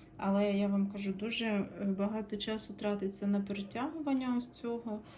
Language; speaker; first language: Ukrainian; non-native, local second language; Russian